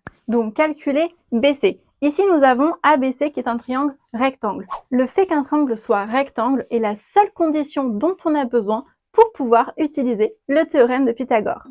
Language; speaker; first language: French; native; French